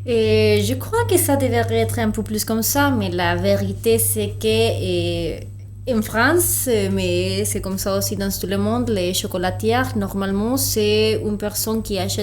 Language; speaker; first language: French; non-native, fluent; Spanish